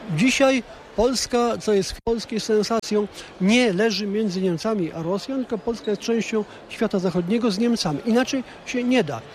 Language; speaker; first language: Polish; native; Polish